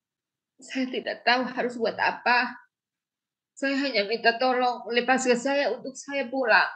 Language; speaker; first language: Indonesian; non-native, local second language; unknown